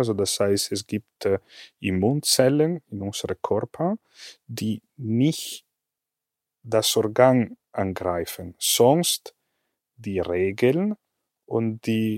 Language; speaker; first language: German; non-native, fluent; Italian